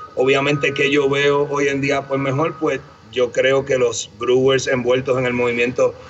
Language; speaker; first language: Spanish; native; Spanish